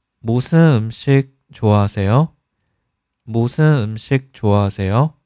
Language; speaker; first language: Korean; non-native, fluent; Chinese